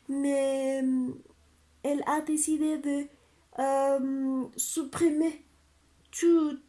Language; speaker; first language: French; non-native, learner; Spanish